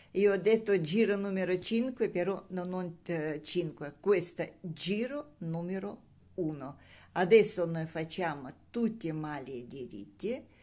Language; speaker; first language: Italian; non-native, learner; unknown